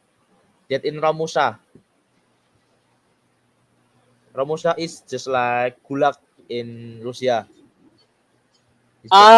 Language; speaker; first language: English; non-native, learner; Indonesian